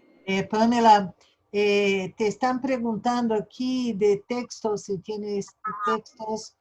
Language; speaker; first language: Spanish; non-native, learner; Portuguese